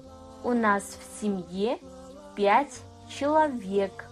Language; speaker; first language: Russian; non-native, fluent; Kazakh